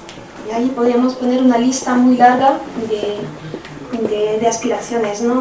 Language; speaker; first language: Spanish; non-native, fluent; French